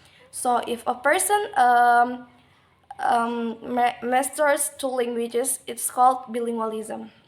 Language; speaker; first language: English; non-native, learner; Indonesian